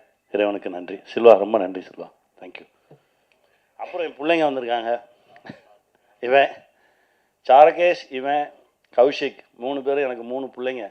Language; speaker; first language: Tamil; native; Tamil